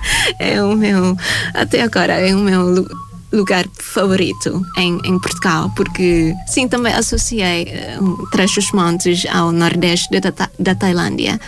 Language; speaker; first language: Portuguese; non-native, fluent; Thai